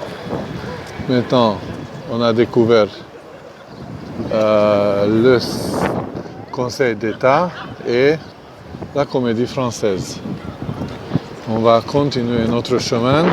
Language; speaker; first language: French; non-native, fluent; Hungarian